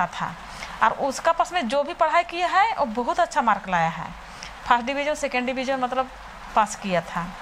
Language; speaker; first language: Hindi; non-native, local second language; Santali